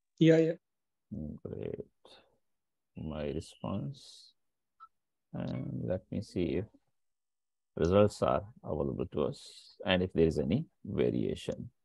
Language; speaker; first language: English; non-native, local second language; Hindi